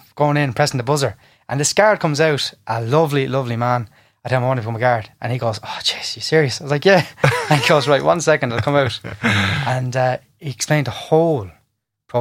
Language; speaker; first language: English; native; English